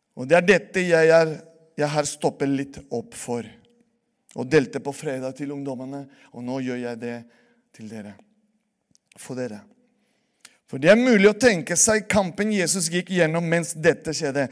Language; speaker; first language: Norwegian; non-native, fluent; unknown